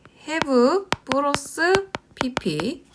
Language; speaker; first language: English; non-native, fluent; Korean